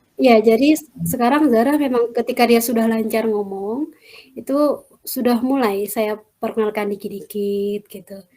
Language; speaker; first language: Indonesian; native; Indonesian